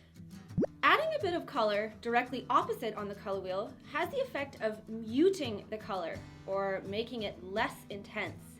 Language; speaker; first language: English; native; English